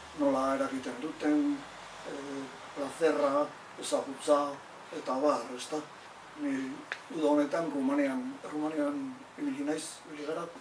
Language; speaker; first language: Basque; native; Basque